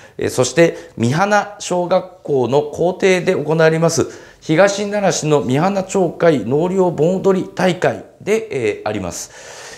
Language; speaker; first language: Japanese; native; Japanese